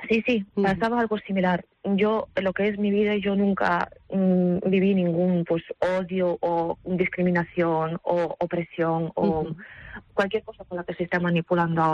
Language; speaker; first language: Spanish; non-native, fluent; Russian